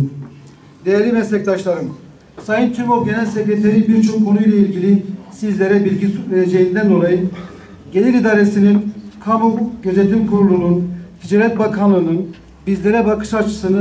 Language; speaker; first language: Turkish; native; Turkish